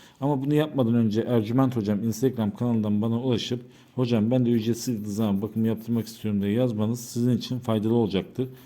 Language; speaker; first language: Turkish; native; Turkish